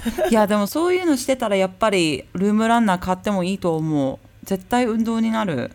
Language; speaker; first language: Japanese; early bilingual, heritage; Japanese